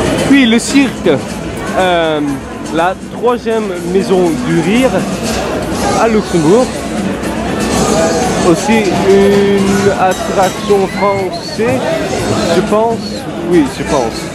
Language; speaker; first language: French; non-native, learner; Dutch